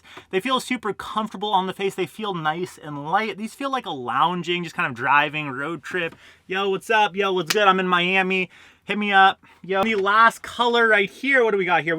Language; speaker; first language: English; native; English